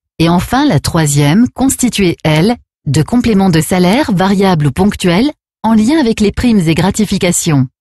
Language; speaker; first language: French; native; French